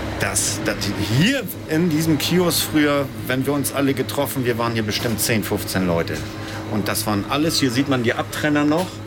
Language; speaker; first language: German; native; German